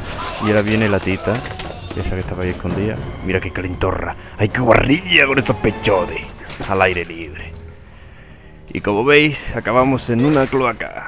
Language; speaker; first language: Spanish; native; Spanish